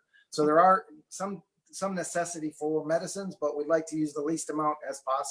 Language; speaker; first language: English; native; English